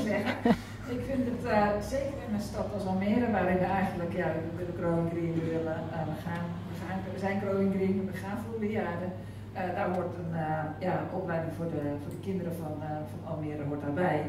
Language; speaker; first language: Dutch; native; Dutch